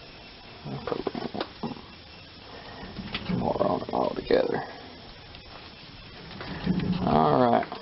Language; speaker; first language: English; native; English